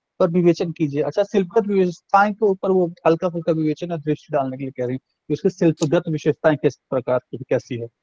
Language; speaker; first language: Hindi; native; Hindi